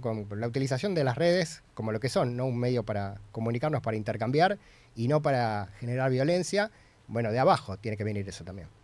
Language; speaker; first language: Spanish; native; Spanish